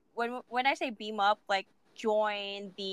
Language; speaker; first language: English; non-native, local second language; Cebuano